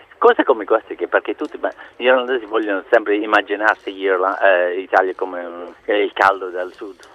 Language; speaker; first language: Italian; non-native, fluent; English